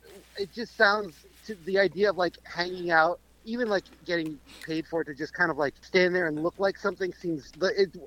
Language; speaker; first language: English; native; English